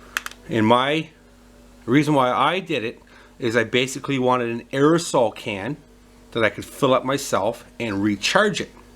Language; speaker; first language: English; native; English